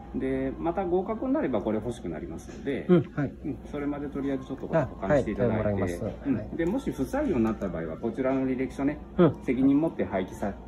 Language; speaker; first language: Japanese; native; Japanese